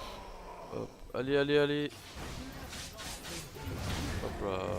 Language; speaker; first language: French; native; French